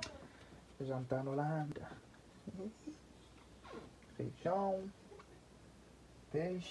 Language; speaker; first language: Portuguese; non-native, local second language; Kabuverdianu